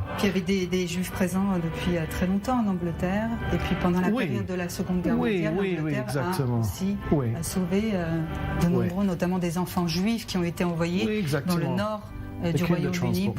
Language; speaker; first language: French; native; French